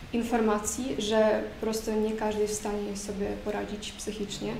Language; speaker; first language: Polish; non-native, fluent; Ukrainian